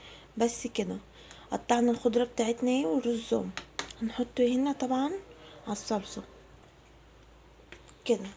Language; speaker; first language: Arabic; native; Arabic